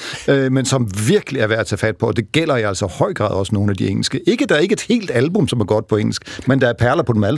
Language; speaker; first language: Danish; native; Danish